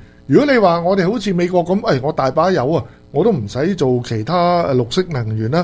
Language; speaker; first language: Chinese; native; Chinese